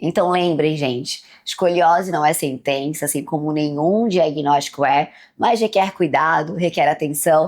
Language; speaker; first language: Portuguese; native; Portuguese